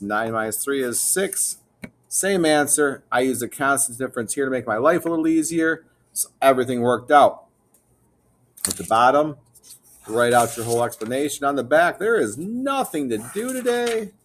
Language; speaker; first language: English; native; English